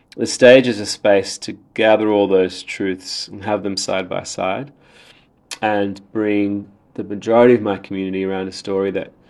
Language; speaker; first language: English; native; English